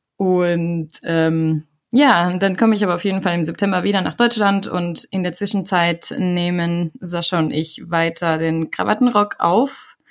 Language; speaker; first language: German; non-native, fluent; Spanish